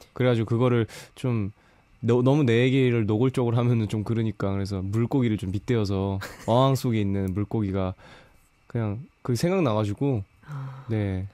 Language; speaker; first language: Korean; native; Korean